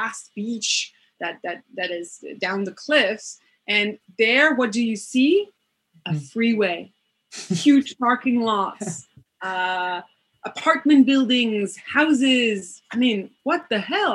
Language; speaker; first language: English; non-native, fluent; French